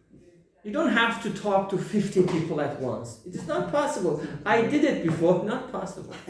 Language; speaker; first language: English; non-native, fluent; Persian